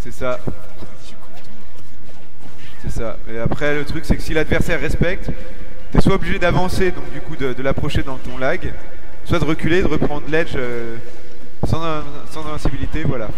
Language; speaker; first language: French; native; French